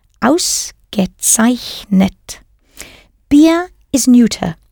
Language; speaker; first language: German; non-native, fluent; English